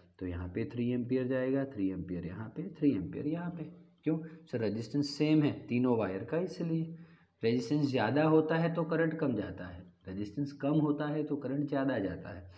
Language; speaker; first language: Hindi; non-native, local second language; Gujarati